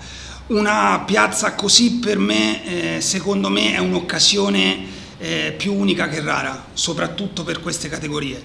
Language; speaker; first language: Italian; native; Italian